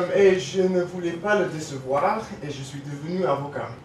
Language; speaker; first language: French; non-native, learner; English